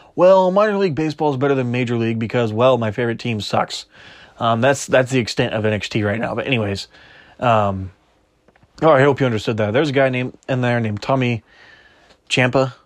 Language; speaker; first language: English; native; English